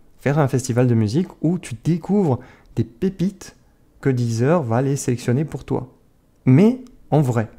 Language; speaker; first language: French; native; French